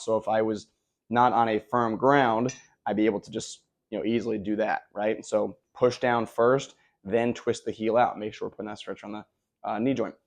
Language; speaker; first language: English; native; English